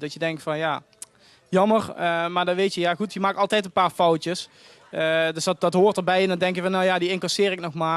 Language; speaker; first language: Dutch; native; Dutch